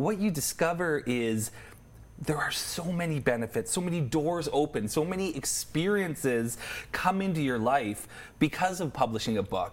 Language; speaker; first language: English; native; English